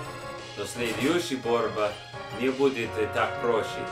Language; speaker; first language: Russian; non-native, learner; English